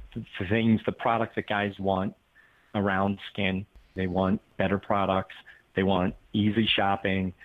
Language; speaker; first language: English; native; English